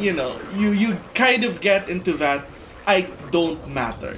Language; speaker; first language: English; non-native, local second language; Bikol